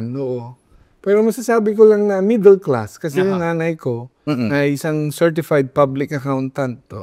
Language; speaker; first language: Filipino; non-native, local second language; Iloko